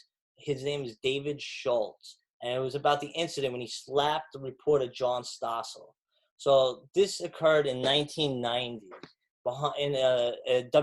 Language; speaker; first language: English; native; English